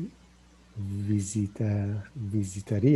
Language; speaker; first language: Spanish; non-native, learner; English